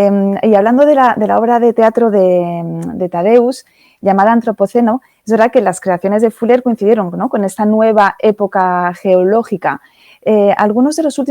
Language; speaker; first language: Spanish; native; Spanish